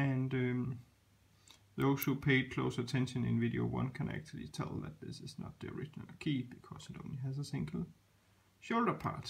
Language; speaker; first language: English; non-native, fluent; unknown